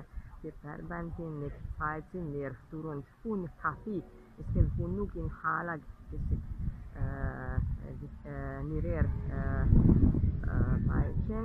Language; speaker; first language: Mongolian; non-native, fluent; Hungarian